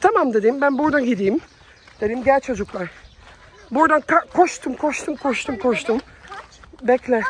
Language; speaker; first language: Turkish; early bilingual, heritage; Turkish